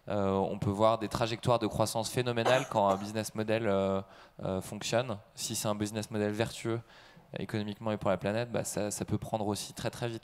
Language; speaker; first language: French; native; French